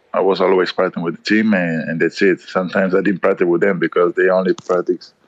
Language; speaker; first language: English; non-native, learner; Kabuverdianu